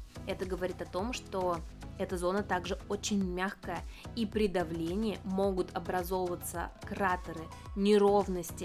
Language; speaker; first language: Russian; native; Russian